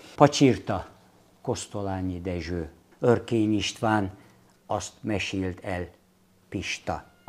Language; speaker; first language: Hungarian; non-native, fluent; Turkish